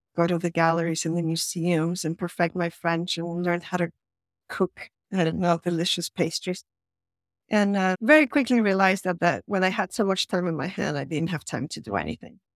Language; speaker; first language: English; non-native, fluent; Spanish